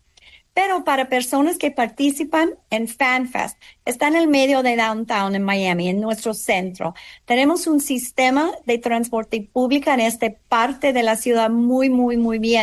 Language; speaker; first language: Spanish; non-native, fluent; English